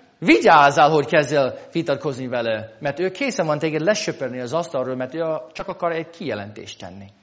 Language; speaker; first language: Hungarian; non-native, fluent; English